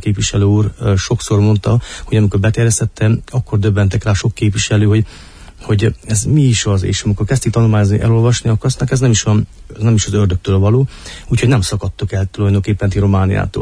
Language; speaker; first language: Hungarian; native; Hungarian